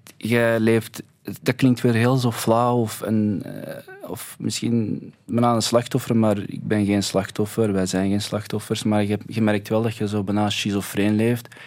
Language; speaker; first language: Dutch; early bilingual, other home language; Arabic